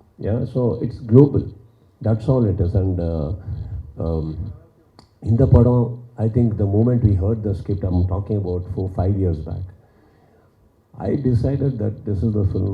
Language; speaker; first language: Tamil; non-native, local second language; Kannada